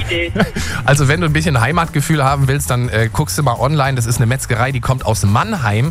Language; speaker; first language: German; native; German